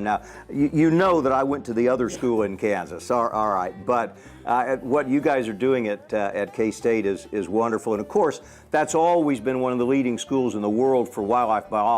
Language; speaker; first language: English; native; English